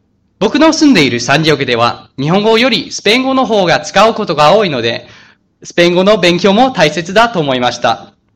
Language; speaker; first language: Japanese; non-native, fluent; English